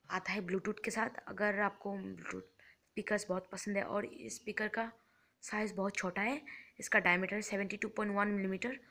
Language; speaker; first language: Hindi; native; Hindi